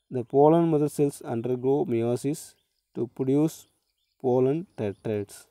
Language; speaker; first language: English; non-native, local second language; Tamil